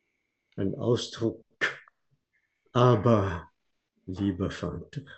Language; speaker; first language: German; non-native, fluent; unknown